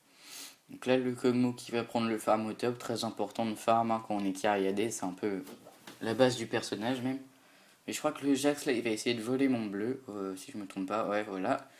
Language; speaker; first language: French; native; French